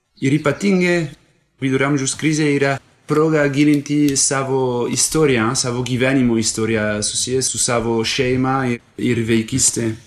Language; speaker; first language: Lithuanian; non-native, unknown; French